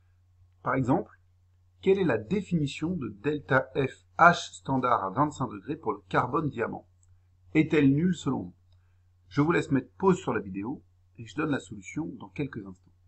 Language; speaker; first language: French; native; French